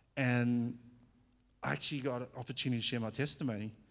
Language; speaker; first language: English; early bilingual, other home language; Fijian